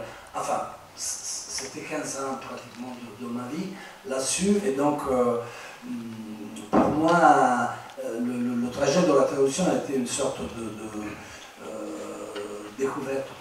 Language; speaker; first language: French; non-native, fluent; Italian